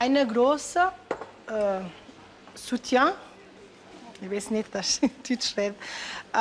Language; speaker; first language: German; non-native, learner; Portuguese